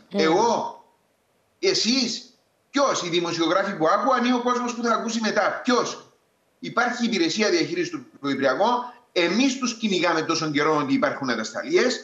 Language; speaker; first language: Greek; native; Greek